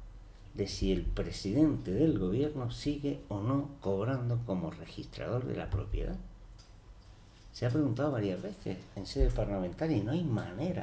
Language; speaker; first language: Spanish; native; Spanish